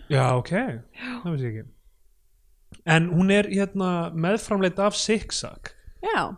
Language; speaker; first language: Icelandic; native; Icelandic